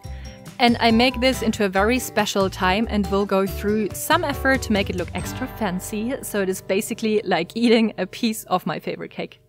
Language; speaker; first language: English; non-native, fluent; German